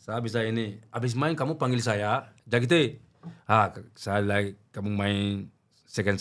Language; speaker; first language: Indonesian; non-native, learner; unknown